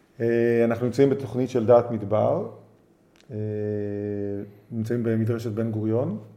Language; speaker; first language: Hebrew; native; Hebrew